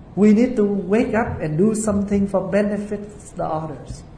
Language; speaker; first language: English; non-native, fluent; Vietnamese